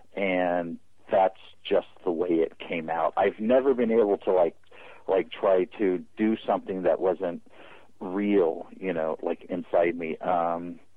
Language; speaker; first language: English; native; English